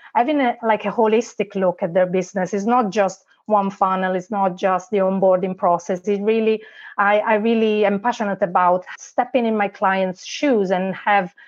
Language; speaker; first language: English; non-native, fluent; Italian